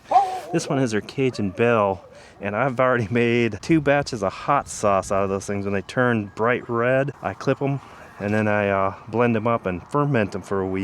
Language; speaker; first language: English; native; English